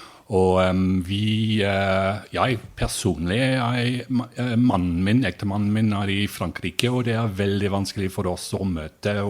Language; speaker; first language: Norwegian; non-native, fluent; English